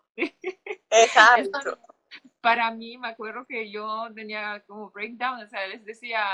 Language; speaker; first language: Spanish; non-native, fluent; Polish